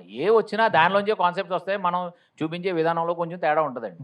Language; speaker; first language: Telugu; native; Telugu